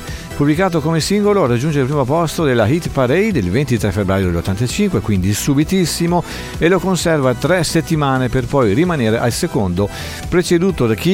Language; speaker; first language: Italian; native; Italian